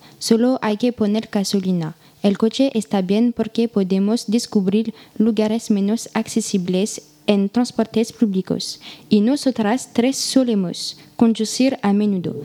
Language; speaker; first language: Spanish; non-native, learner; French